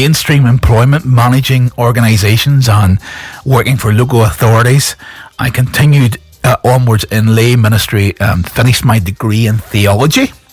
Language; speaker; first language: English; native; English